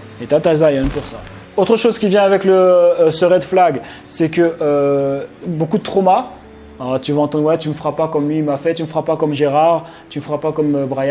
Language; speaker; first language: French; native; French